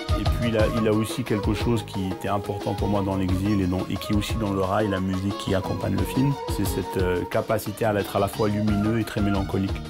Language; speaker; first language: French; early bilingual, other home language; Arabic